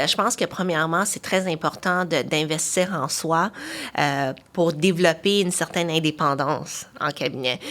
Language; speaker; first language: French; early bilingual, other home language; Chinese